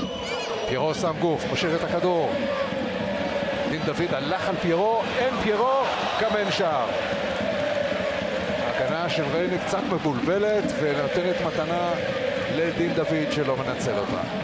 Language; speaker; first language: Hebrew; native; Hebrew